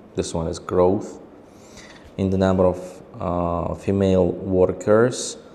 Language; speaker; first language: English; non-native, fluent; Uzbek